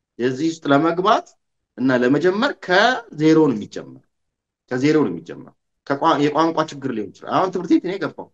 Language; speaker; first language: Amharic; native; Amharic